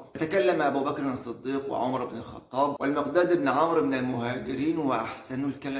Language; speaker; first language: Arabic; native; Arabic